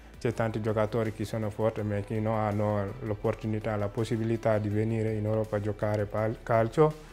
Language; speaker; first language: Italian; non-native, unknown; Wolof